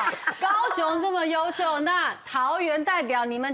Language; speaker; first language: Chinese; native; Chinese